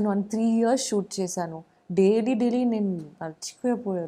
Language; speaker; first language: Telugu; non-native, learner; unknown